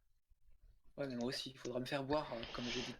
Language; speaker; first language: French; native; French